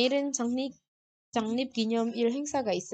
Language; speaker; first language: Korean; non-native, fluent; Indonesian